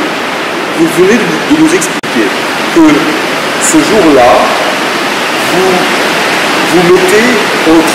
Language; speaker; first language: French; native; French